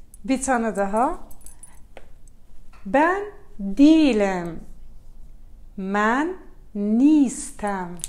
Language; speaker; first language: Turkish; non-native, learner; Persian